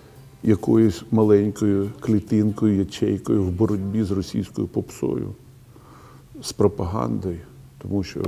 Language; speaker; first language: Ukrainian; non-native, local second language; Russian